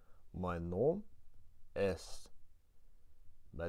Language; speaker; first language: French; non-native, learner; English